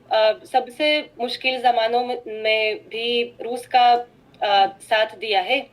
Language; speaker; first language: Hindi; non-native, fluent; Russian